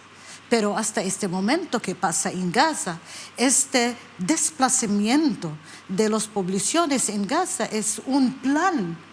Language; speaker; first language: Spanish; non-native, learner; Arabic